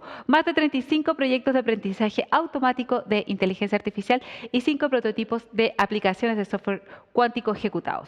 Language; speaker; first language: Spanish; native; Spanish